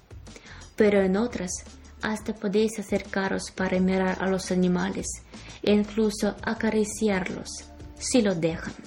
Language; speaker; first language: Spanish; non-native, fluent; Ukrainian